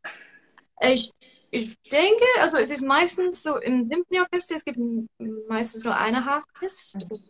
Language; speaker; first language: German; non-native, fluent; English